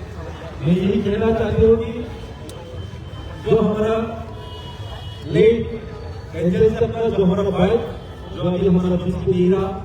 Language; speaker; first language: Hindi; non-native, local second language; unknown